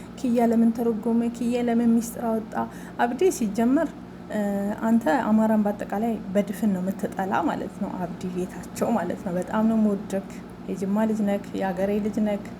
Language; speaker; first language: Amharic; non-native, local second language; Oromo